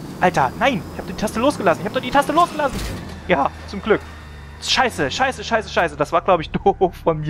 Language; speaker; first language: German; native; German